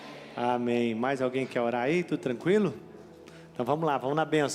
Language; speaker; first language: Portuguese; native; Portuguese